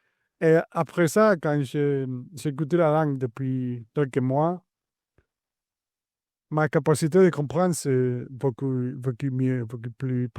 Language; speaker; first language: French; non-native, fluent; Spanish